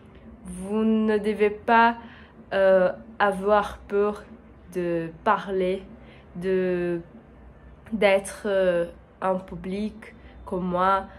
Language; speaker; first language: French; non-native, learner; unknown